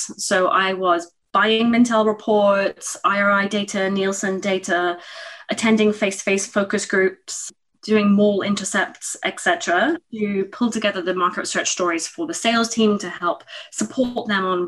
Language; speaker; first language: English; native; English